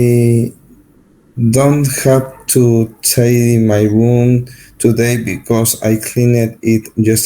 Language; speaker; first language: English; non-native, learner; Spanish